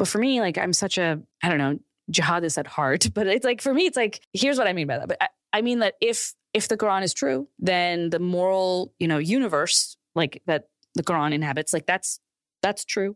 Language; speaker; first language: English; early bilingual, other home language; Urdu